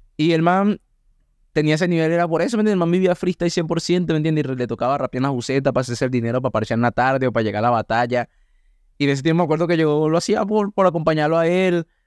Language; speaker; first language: Spanish; native; Spanish